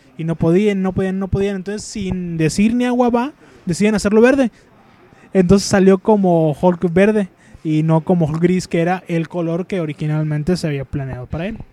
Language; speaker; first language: Spanish; native; Spanish